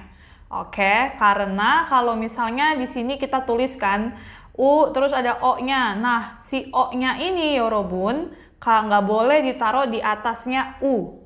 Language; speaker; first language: Indonesian; native; Indonesian